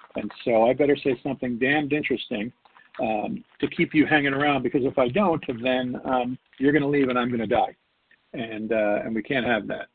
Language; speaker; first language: English; native; English